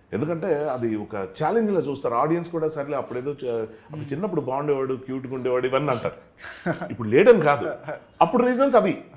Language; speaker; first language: Telugu; native; Telugu